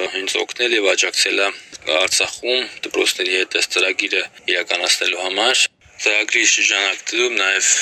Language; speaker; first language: Armenian; early bilingual, heritage; Armenian